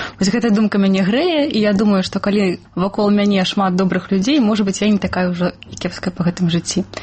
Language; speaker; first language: Belarusian; early bilingual, other home language; Russian